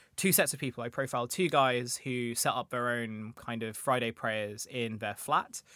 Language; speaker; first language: English; native; English